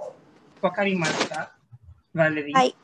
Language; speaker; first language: Japanese; non-native, fluent; Filipino